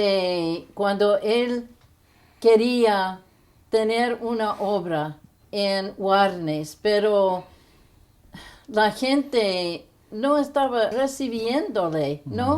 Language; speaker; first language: Spanish; non-native, fluent; English